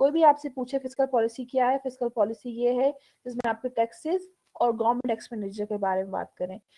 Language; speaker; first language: Urdu; native; Urdu